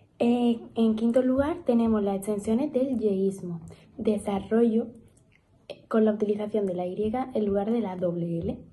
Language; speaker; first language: Spanish; native; Spanish